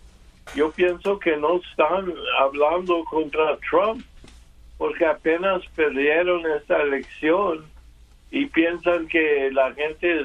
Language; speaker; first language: Spanish; early bilingual, other home language; English